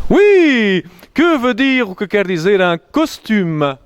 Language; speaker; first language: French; non-native, fluent; Portuguese